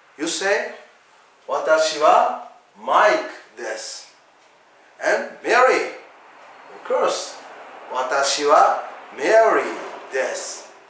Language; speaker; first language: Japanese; native; Japanese